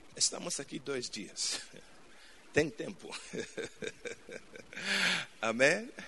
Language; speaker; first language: Portuguese; non-native, fluent; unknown